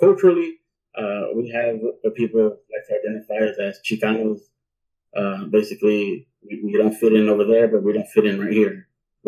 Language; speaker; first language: English; early bilingual, other home language; Spanish